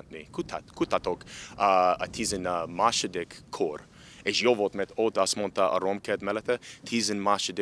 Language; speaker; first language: Hungarian; non-native, learner; English